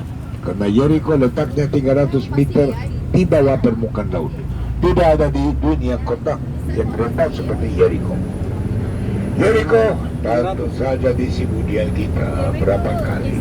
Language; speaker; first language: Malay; non-native, fluent; Hebrew